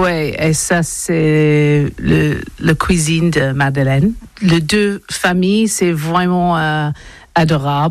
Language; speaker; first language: French; non-native, learner; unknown